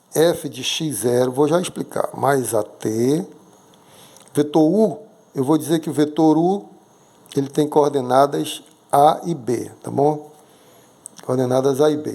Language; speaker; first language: Portuguese; native; Portuguese